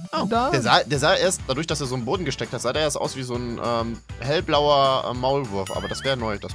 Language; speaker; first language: German; native; German